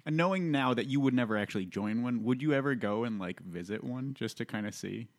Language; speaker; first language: English; native; English